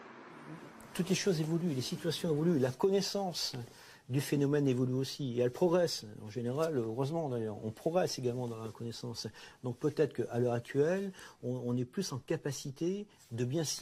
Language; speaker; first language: French; native; French